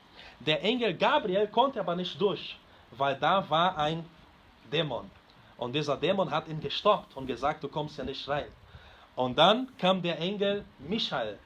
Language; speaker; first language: German; non-native, fluent; Portuguese